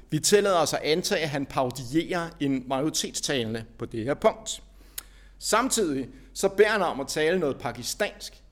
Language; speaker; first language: Danish; native; Danish